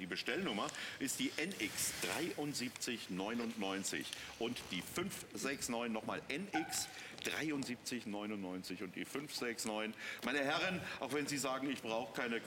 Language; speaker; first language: German; native; German